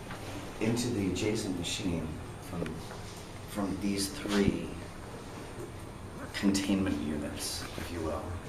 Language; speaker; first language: English; native; English